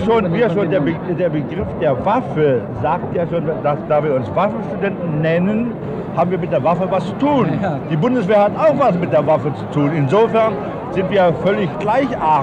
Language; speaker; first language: German; native; German